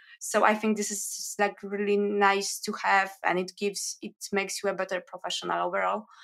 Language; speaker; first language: English; non-native, fluent; Polish